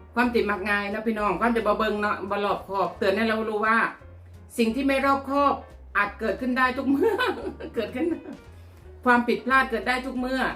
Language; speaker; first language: Thai; non-native, local second language; Northeastern Thai